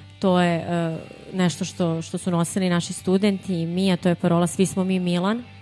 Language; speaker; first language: Serbian; native; Serbian